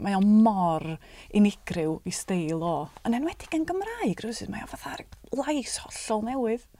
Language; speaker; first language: Welsh; native; Welsh